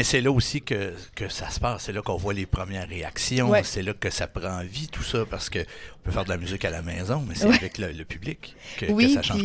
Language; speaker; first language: French; native; French